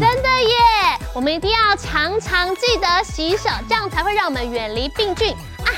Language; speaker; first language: Chinese; native; Chinese